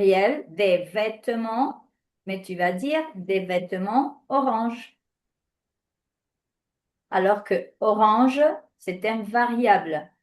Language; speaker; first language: French; non-native, fluent; Spanish